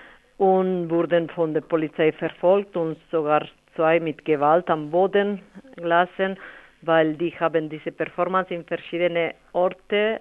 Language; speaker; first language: German; non-native, fluent; Spanish